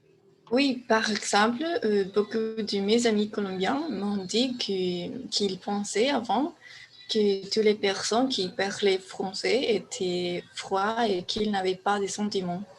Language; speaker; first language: French; non-native, learner; Spanish